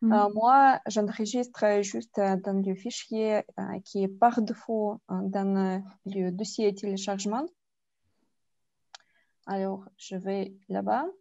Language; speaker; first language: French; non-native, fluent; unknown